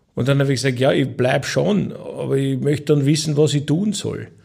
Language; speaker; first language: German; native; German